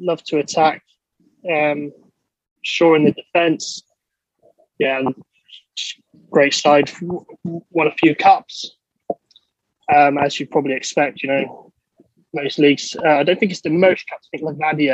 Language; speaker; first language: English; native; English